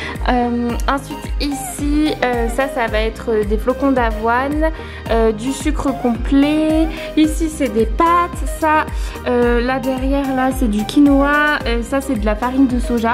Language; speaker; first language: French; native; French